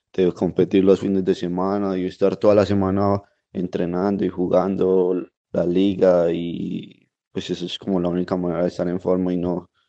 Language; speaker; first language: Spanish; native; Spanish